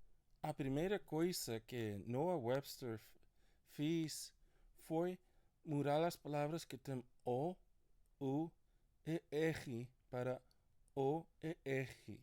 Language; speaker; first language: Portuguese; non-native, learner; English